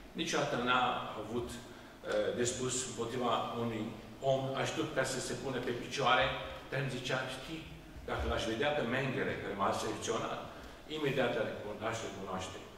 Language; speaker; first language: Romanian; early bilingual, heritage; Romanian